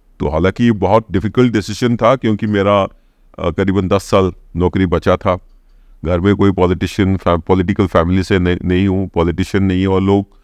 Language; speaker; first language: Hindi; non-native, local second language; Odia